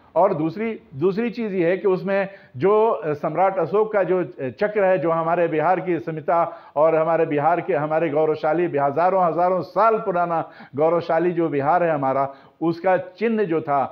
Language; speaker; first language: Hindi; native; Hindi